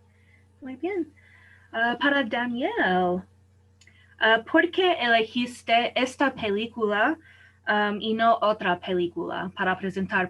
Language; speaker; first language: Spanish; non-native, fluent; English